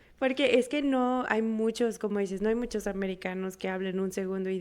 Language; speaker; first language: Spanish; native; Spanish